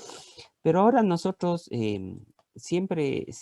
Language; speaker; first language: Spanish; native; Spanish